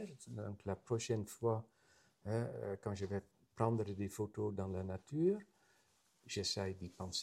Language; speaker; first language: French; non-native, fluent; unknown